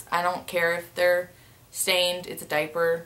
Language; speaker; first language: English; native; English